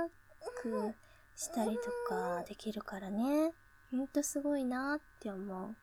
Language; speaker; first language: Japanese; native; Japanese